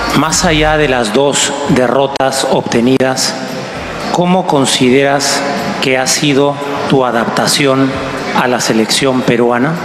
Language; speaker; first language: Spanish; native; Spanish